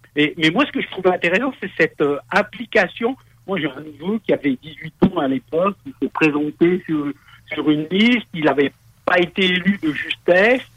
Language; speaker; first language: French; native; French